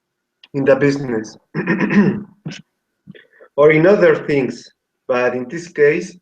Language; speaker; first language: English; non-native, learner; Spanish